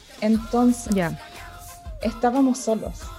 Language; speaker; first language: Spanish; early bilingual, heritage; Spanish